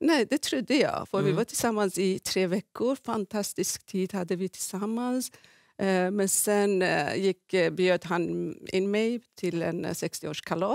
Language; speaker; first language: Swedish; non-native, fluent; Persian